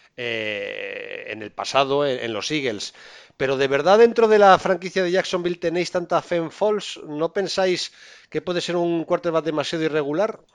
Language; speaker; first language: Spanish; native; Spanish